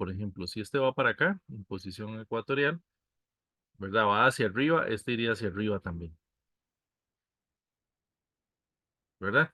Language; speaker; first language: Spanish; native; Spanish